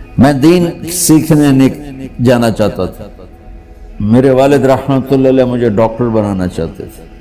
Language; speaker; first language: Urdu; non-native, local second language; Punjabi